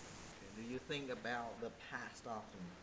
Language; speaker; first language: English; non-native, fluent; Vietnamese